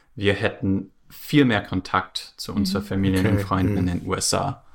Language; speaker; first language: German; non-native, fluent; English